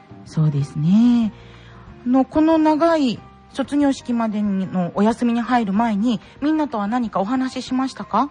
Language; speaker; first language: Japanese; native; Japanese